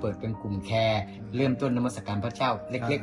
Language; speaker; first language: Thai; native; Thai